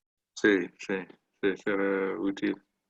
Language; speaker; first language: Spanish; non-native, learner; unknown